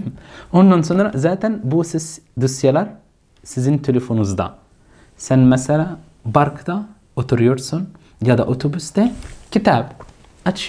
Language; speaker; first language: Turkish; non-native, fluent; Arabic